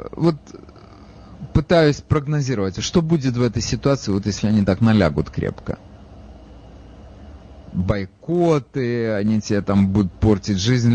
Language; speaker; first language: Russian; native; Russian